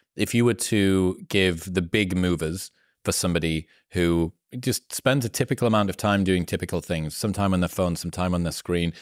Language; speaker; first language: English; native; English